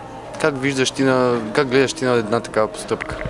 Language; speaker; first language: Bulgarian; native; Bulgarian